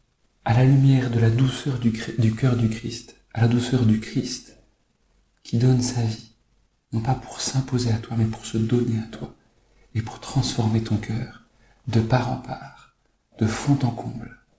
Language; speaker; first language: French; native; French